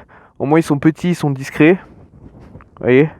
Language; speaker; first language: French; native; French